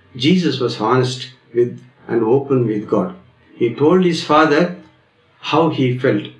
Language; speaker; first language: English; non-native, local second language; Tamil